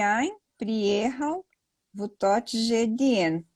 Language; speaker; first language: Russian; non-native, learner; Portuguese